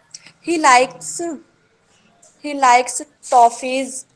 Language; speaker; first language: English; non-native, learner; Hindi